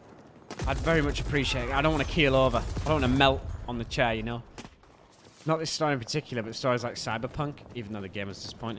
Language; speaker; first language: English; native; English